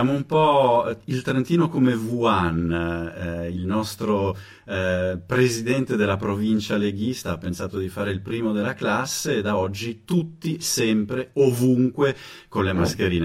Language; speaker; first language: Italian; native; Italian